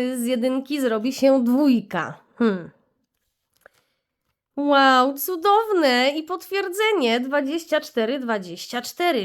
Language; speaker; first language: Polish; native; Polish